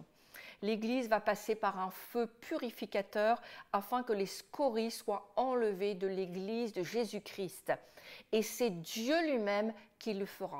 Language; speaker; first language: French; native; French